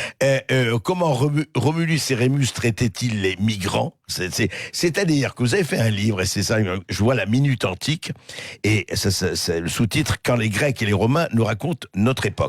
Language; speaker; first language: French; native; French